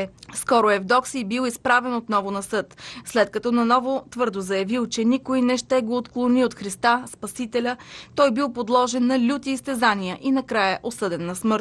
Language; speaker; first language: Bulgarian; native; Bulgarian